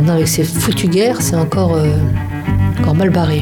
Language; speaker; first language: French; native; French